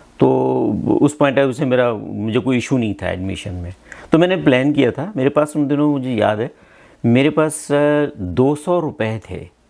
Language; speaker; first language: Hindi; non-native, local second language; Punjabi